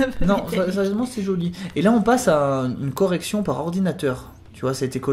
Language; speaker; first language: French; native; French